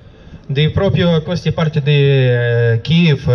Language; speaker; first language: Italian; non-native, learner; Russian